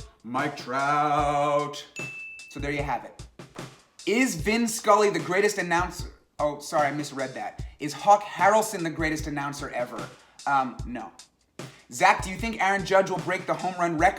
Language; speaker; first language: English; native; English